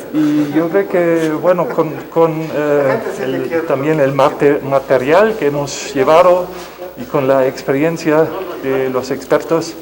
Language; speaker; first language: Spanish; non-native, fluent; German